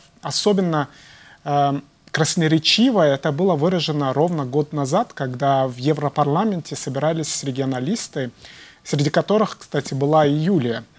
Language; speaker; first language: Russian; native; Russian